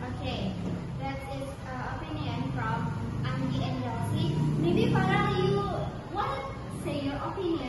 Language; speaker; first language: English; non-native, learner; Indonesian